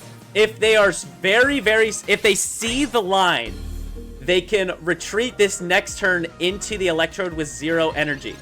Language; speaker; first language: English; native; English